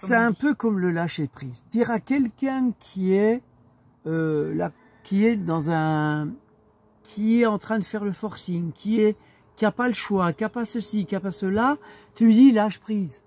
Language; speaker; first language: French; native; French